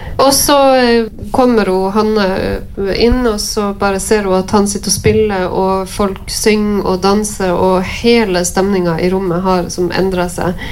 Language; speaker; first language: Norwegian; native; Norwegian